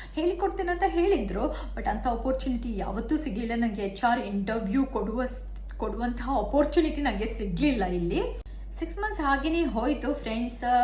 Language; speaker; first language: Kannada; non-native, local second language; Tulu